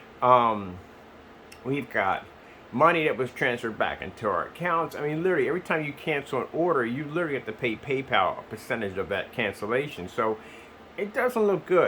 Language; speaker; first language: English; native; English